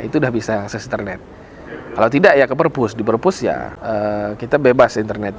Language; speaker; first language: Indonesian; native; Indonesian